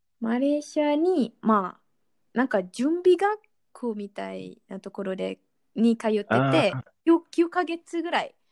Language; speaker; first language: Japanese; non-native, fluent; Malay